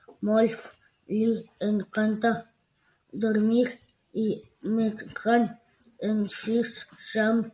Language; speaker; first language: Catalan; non-native, local second language; Spanish